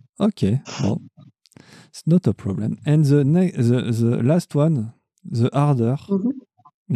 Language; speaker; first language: English; non-native, learner; French